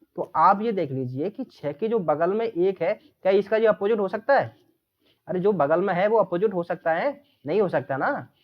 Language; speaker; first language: Hindi; native; Hindi